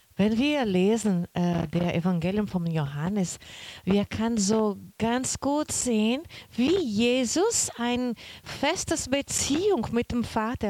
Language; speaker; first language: German; non-native, learner; Portuguese